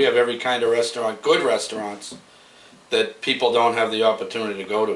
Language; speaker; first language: English; native; English